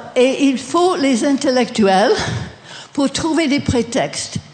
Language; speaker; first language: French; non-native, fluent; English